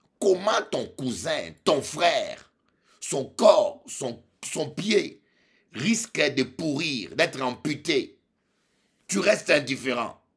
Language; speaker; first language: French; non-native, local second language; Lingala